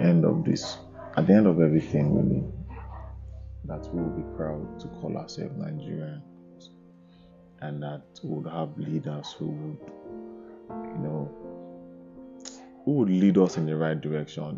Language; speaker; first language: English; non-native, local second language; Igbo